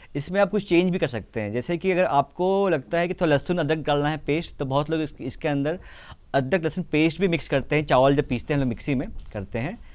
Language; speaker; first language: Hindi; native; Hindi